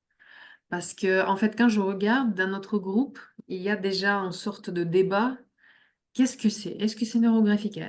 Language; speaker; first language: French; non-native, fluent; Russian